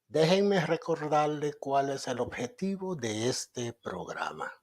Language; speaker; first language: Spanish; native; Spanish